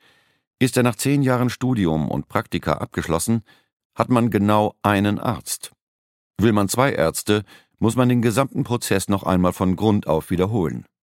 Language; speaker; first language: German; native; German